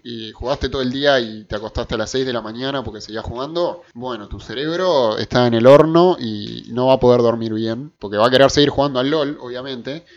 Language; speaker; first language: Spanish; native; Spanish